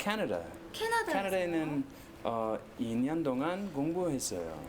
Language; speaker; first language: Korean; non-native, learner; English